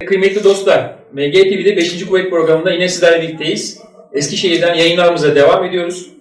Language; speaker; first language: Turkish; native; Turkish